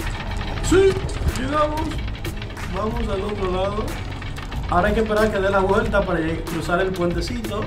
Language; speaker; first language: Spanish; native; Spanish